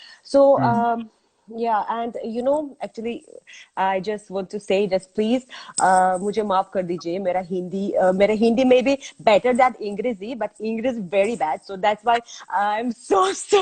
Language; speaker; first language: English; non-native, learner; Azerbaijani